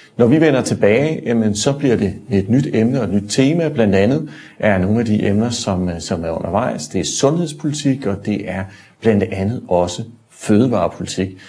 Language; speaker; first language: Danish; native; Danish